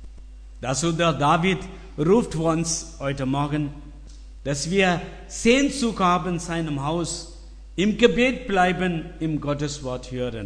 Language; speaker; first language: German; non-native, learner; Tamil